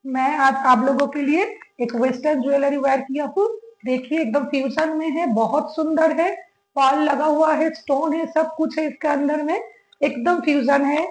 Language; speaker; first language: Hindi; non-native, local second language; Bangla